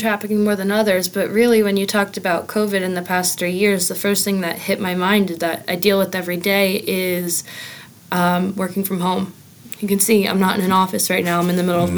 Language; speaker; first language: English; native; English